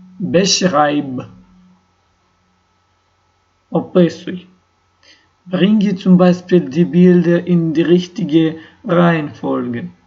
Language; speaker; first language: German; non-native, fluent; Ukrainian